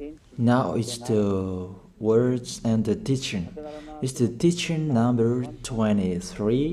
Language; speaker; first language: English; non-native, fluent; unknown